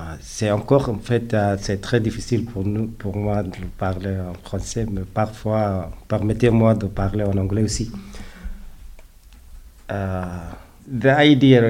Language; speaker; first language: French; non-native, learner; Arabic